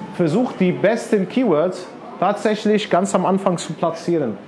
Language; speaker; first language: German; non-native, fluent; Arabic